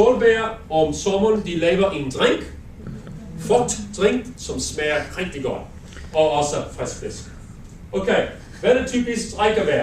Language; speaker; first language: Danish; non-native, learner; English